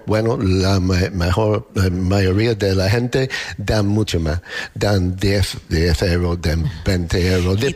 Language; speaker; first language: Spanish; non-native, fluent; English